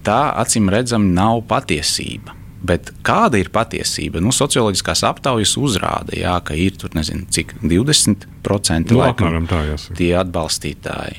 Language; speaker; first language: Latvian; non-native, local second language; Russian